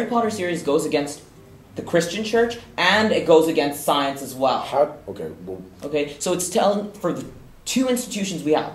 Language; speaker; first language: English; native; English